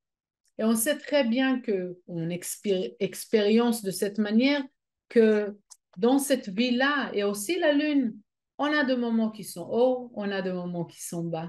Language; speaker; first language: French; non-native, fluent; Hebrew